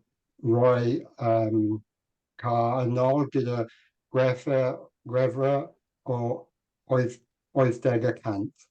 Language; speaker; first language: Welsh; non-native, learner; English